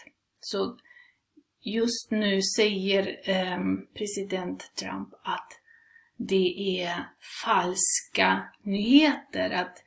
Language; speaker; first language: Swedish; non-native, fluent; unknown